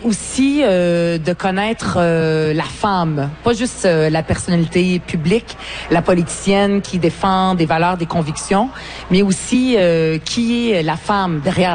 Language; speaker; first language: French; early bilingual, other home language; Arabic